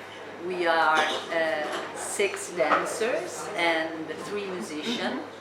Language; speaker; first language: English; non-native, fluent; Italian